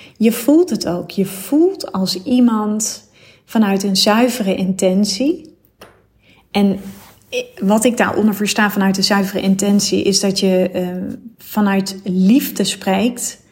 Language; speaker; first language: Dutch; native; Dutch